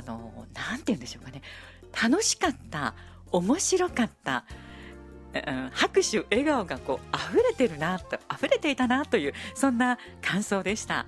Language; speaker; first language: Japanese; native; Japanese